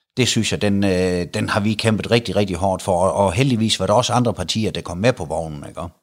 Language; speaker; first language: Danish; native; Danish